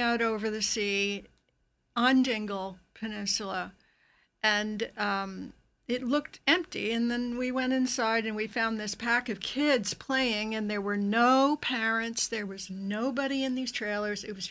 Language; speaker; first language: English; native; English